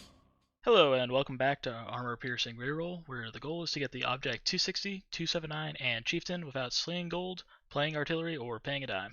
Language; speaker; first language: English; native; English